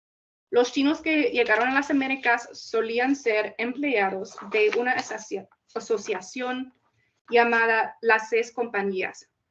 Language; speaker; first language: Spanish; non-native, fluent; English